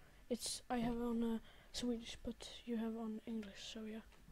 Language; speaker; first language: English; non-native, learner; Swedish